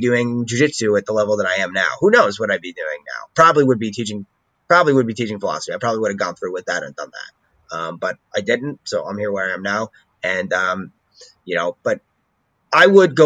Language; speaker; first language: English; native; English